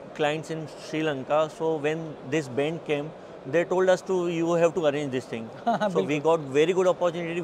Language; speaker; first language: Hindi; native; Hindi